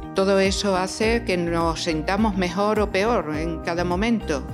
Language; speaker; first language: Spanish; native; Spanish